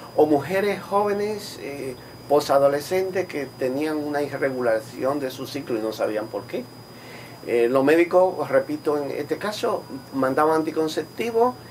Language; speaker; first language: Spanish; native; Spanish